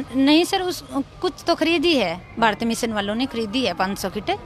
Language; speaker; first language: Hindi; native; Hindi